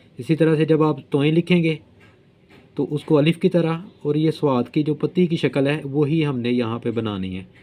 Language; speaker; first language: Urdu; non-native, local second language; Punjabi